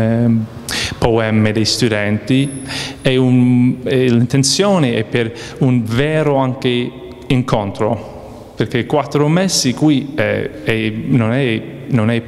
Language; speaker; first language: Italian; non-native, fluent; English